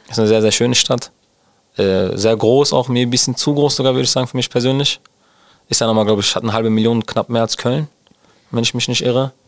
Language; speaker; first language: German; early bilingual, other home language; Turkish